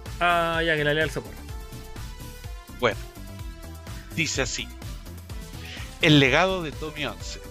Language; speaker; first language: Spanish; native; Spanish